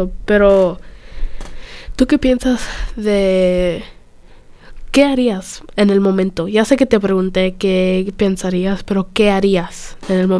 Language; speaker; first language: Spanish; early bilingual, other home language; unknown